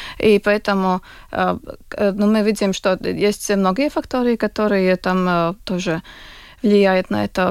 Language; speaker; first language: Russian; non-native, local second language; Latvian